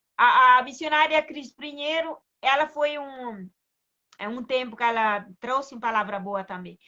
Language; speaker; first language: Portuguese; non-native, fluent; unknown